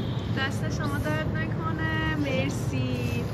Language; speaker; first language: Persian; native; Persian